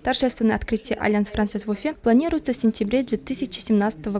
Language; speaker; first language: Russian; native; Russian